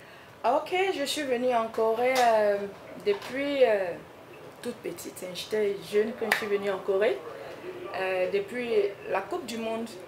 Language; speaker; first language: French; non-native, fluent; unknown